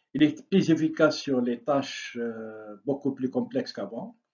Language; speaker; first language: French; non-native, local second language; Arabic